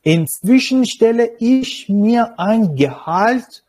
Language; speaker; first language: German; non-native, learner; Persian